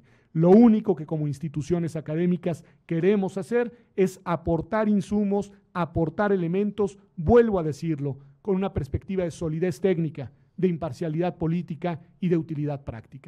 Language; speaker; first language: Spanish; native; Spanish